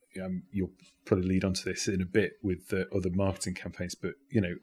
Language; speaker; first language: English; native; English